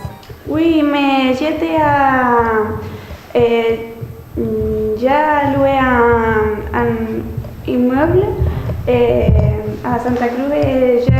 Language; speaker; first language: French; non-native, learner; Spanish